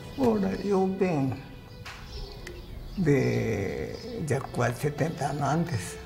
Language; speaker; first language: Portuguese; non-native, learner; Japanese